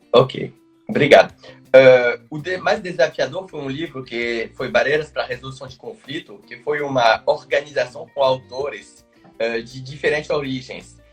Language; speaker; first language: Portuguese; non-native, fluent; French